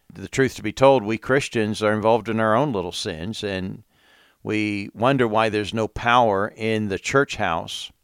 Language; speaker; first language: English; native; English